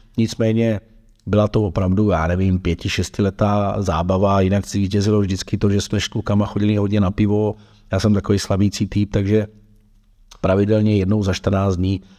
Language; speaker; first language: Czech; native; Czech